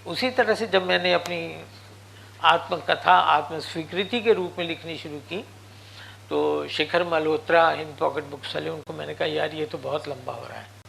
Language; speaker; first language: Hindi; non-native, local second language; Punjabi